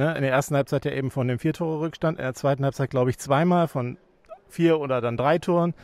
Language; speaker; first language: German; native; German